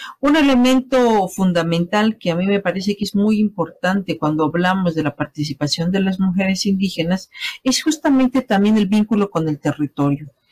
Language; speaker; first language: Spanish; native; Spanish